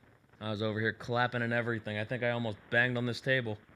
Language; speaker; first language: English; native; English